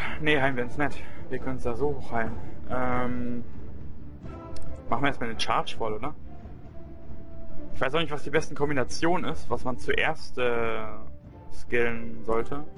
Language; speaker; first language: German; native; German